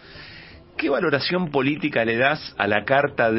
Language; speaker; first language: Spanish; native; Spanish